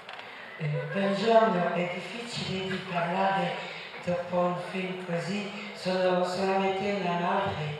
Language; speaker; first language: Italian; non-native, fluent; Spanish